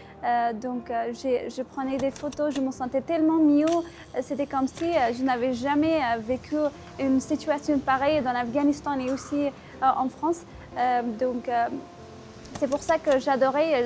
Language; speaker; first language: French; non-native, fluent; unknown